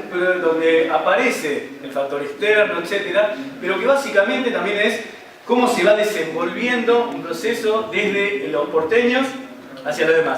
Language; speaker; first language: Spanish; native; Spanish